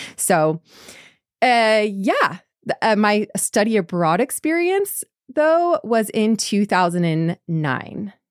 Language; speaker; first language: English; native; English